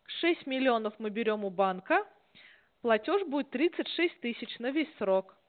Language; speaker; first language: Russian; native; Russian